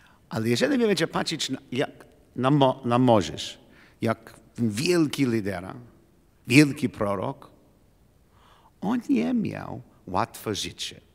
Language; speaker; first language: Polish; non-native, learner; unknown